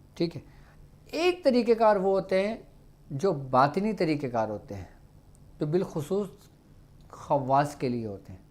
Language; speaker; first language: Urdu; native; Urdu